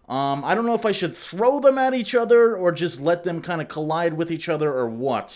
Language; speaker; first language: English; native; English